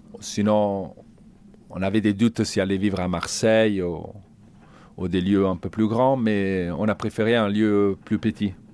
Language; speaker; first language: French; non-native, fluent; Italian